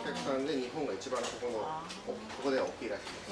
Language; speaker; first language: Japanese; early bilingual, heritage; Japanese